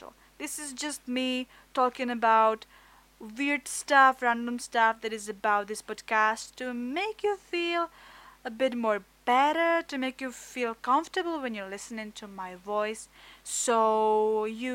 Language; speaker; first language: English; non-native, fluent; Czech